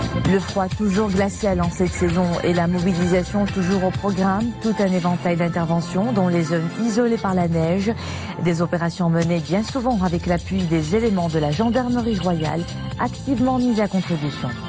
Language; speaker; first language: French; non-native, local second language; Arabic